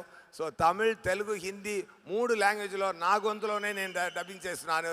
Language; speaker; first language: Telugu; non-native, learner; Tamil